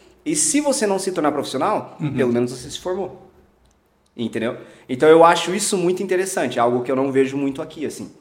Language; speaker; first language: Portuguese; early bilingual, heritage; Portuguese